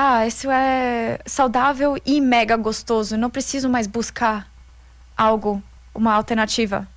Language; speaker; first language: Portuguese; non-native, fluent; German